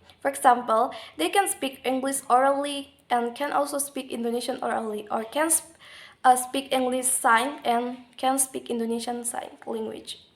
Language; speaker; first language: English; non-native, learner; Indonesian